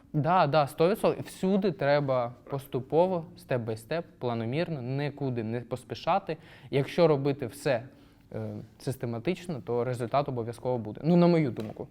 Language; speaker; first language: Ukrainian; native; Ukrainian